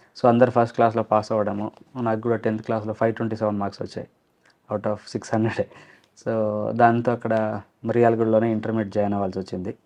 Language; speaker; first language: Telugu; non-native, local second language; Lambadi